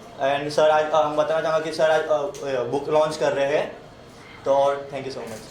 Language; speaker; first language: Hindi; non-native, local second language; Marathi